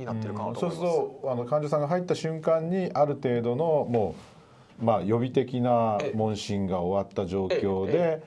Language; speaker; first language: Japanese; native; Japanese